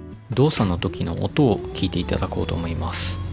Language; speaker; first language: Japanese; native; Japanese